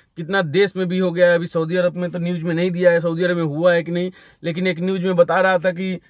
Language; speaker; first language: Hindi; native; Hindi